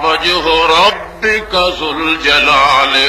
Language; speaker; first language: Arabic; non-native, fluent; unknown